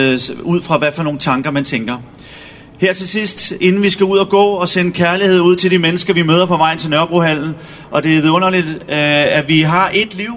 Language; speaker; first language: Danish; native; Danish